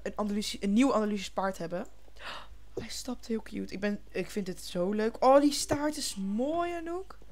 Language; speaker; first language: Dutch; native; Dutch